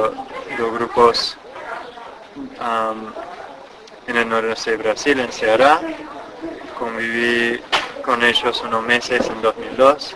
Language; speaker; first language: Spanish; non-native, fluent; English